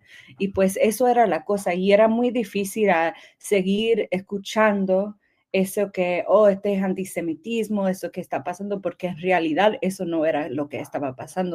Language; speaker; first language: Spanish; early bilingual, heritage; English